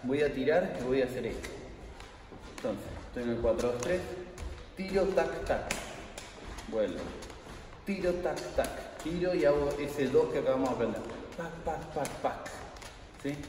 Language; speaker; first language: Spanish; native; Spanish